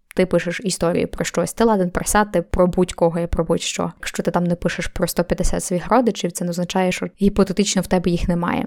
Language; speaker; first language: Ukrainian; native; Ukrainian